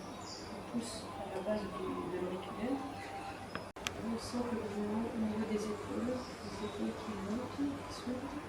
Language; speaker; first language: French; native; French